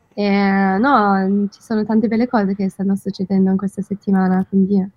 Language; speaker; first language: Italian; non-native, fluent; English